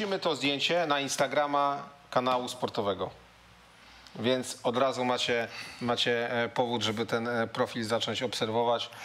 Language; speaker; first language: Polish; native; Polish